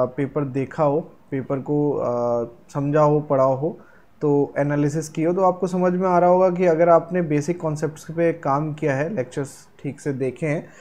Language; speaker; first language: Hindi; native; Hindi